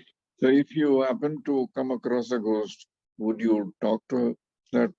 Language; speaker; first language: English; non-native, fluent; Hindi